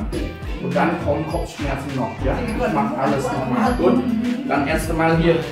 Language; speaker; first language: German; non-native, learner; Khmer